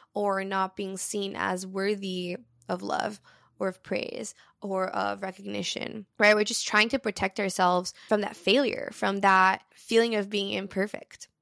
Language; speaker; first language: English; early bilingual, other home language; Portuguese